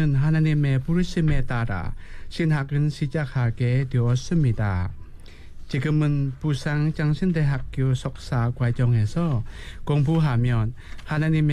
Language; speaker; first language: Korean; non-native, fluent; Burmese